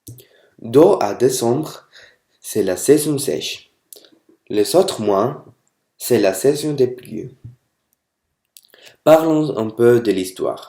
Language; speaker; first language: French; non-native, learner; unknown